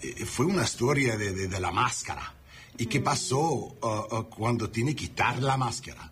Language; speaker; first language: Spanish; non-native, learner; English